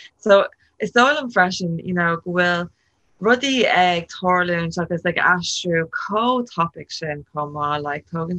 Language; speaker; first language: Irish; non-native, local second language; English